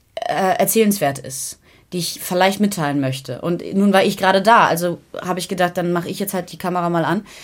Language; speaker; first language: German; native; German